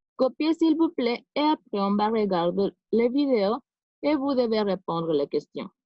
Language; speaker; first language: French; non-native, fluent; Spanish